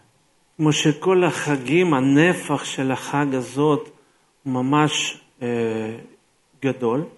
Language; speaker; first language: Hebrew; non-native, fluent; Russian